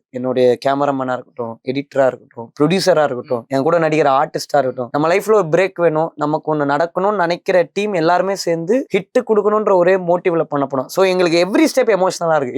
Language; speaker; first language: Tamil; native; Tamil